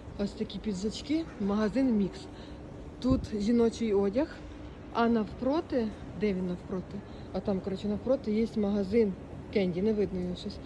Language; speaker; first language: Ukrainian; native; Ukrainian